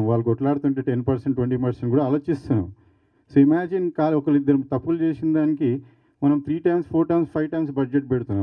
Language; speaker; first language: Telugu; native; Telugu